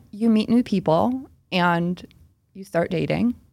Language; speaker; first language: English; early bilingual, other home language; Pennsylvania German